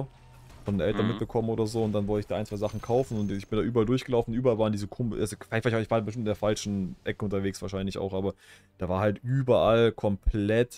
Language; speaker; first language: German; native; German